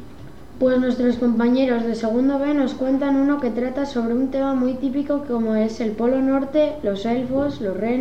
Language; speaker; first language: Spanish; native; Spanish